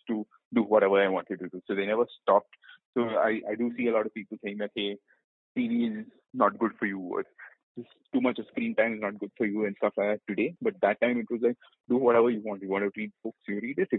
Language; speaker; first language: English; non-native, local second language; Malayalam